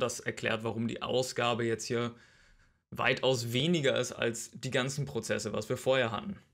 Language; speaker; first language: German; native; German